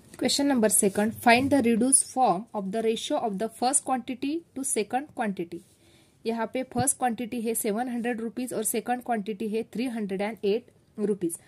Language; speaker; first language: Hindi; non-native, local second language; Marathi